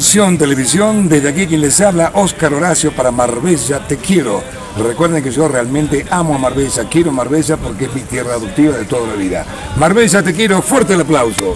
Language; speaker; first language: Spanish; native; Spanish